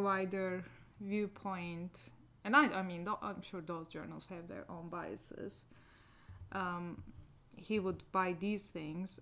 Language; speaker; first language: English; non-native, fluent; Turkish